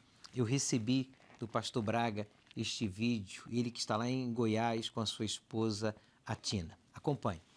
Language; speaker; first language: Portuguese; native; Portuguese